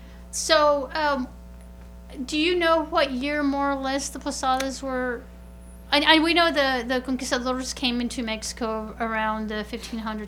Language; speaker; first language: English; early bilingual, other home language; Spanish